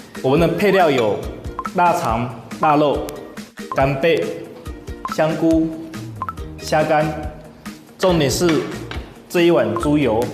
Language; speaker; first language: Chinese; native; Chinese